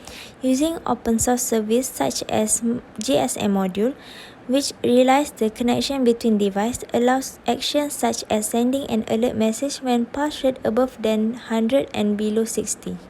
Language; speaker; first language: English; non-native, local second language; Malay